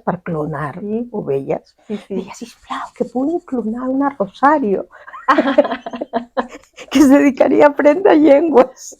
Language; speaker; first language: Catalan; non-native, fluent; Spanish